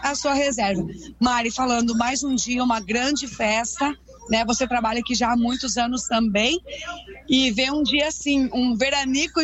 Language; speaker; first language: Portuguese; native; Portuguese